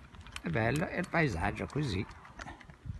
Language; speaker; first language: Italian; non-native, learner; Arabic